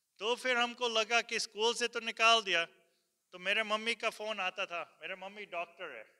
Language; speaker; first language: Hindi; early bilingual, heritage; Hindi